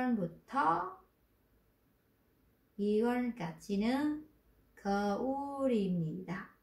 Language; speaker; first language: Korean; non-native, fluent; Vietnamese